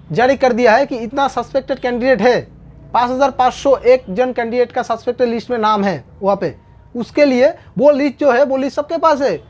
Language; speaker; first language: Hindi; non-native, local second language; Bangla